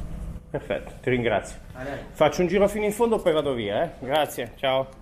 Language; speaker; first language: Italian; native; Italian